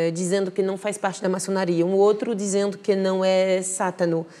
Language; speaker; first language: Portuguese; non-native, fluent; French